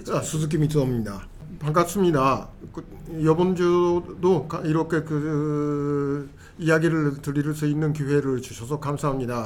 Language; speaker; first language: Korean; non-native, fluent; Japanese